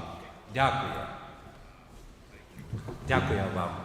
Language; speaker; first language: Ukrainian; non-native, fluent; Lithuanian